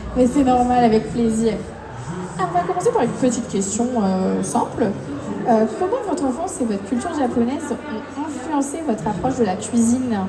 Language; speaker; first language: French; native; French